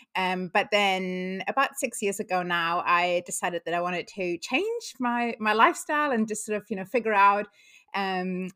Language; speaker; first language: English; non-native, fluent; German